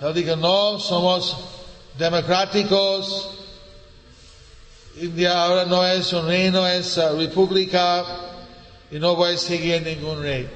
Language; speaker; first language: Spanish; non-native, learner; English